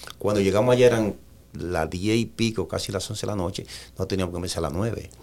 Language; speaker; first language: Spanish; native; Spanish